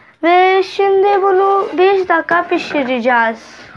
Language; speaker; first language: Turkish; non-native, learner; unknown